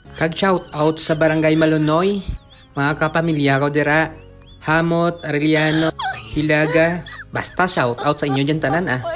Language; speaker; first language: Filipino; non-native, local second language; Hiligaynon